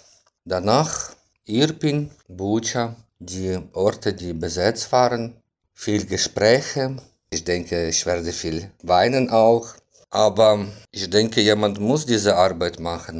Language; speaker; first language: German; non-native, fluent; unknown